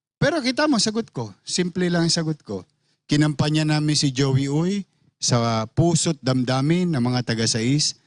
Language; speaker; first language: Filipino; native; Filipino